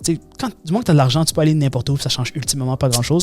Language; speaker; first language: French; native; French